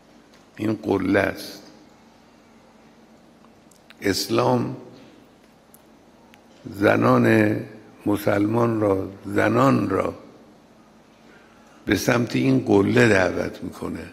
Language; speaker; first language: Persian; native; Persian